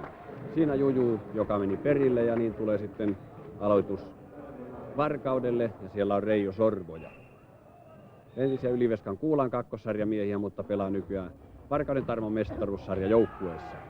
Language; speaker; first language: Finnish; native; Finnish